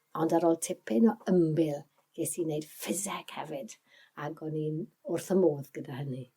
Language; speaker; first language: Welsh; native; Welsh